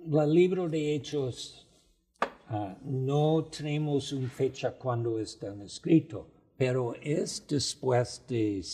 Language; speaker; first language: Spanish; non-native, fluent; English